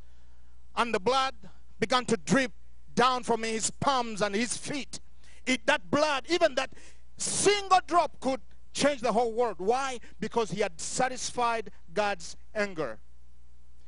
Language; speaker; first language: English; non-native, local second language; Ganda